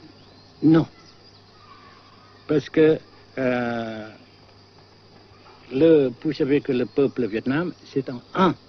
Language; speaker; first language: French; non-native, local second language; Vietnamese